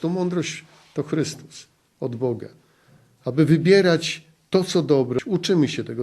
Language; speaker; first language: Polish; native; Polish